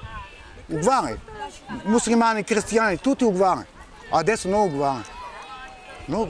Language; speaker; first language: Italian; non-native, learner; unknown